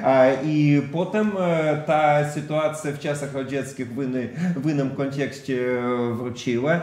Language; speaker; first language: Polish; non-native, fluent; Russian